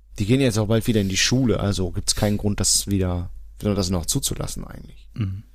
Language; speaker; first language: German; early bilingual, other home language; Portuguese